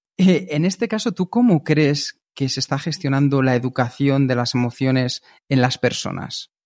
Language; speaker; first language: Spanish; native; Spanish